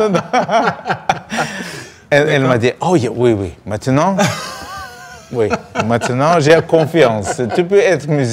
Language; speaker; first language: French; non-native, learner; Russian